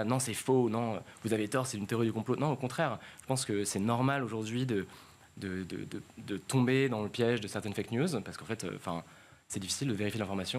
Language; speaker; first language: French; native; French